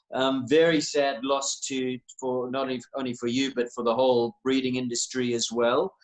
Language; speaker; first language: English; native; English